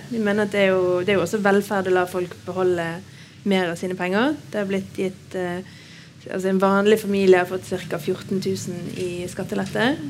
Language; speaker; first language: Norwegian; native; Norwegian